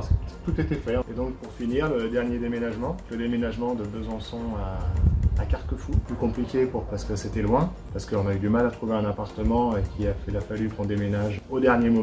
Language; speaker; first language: French; native; French